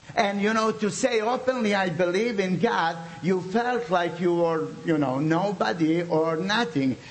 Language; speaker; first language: English; non-native, fluent; Bosnian